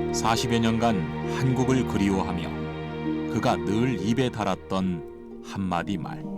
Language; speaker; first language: Korean; native; Korean